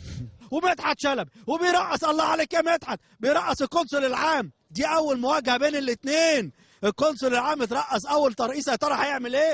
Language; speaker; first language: Arabic; native; Arabic